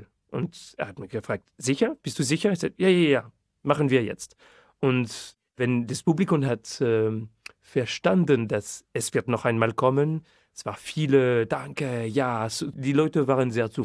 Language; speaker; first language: German; non-native, fluent; French